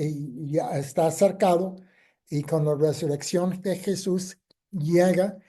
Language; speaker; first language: Spanish; non-native, fluent; English